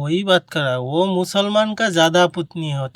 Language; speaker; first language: Hindi; non-native, learner; Bangla